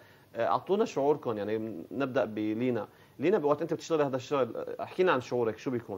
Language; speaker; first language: Arabic; native; Arabic